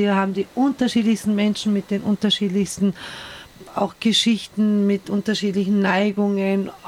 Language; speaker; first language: German; early bilingual, other home language; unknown